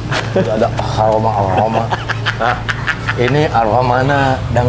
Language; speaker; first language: Indonesian; native; Indonesian